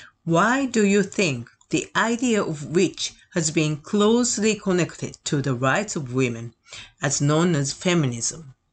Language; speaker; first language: English; non-native, fluent; Japanese